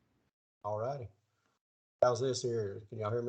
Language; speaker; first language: English; native; English